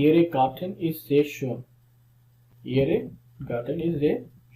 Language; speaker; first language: German; non-native, learner; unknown